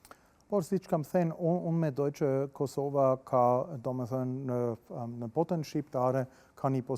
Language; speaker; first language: Albanian; non-native, fluent; German